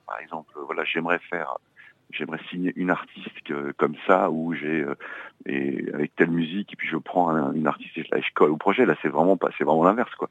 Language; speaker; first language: French; native; French